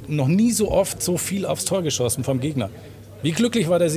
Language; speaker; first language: German; native; German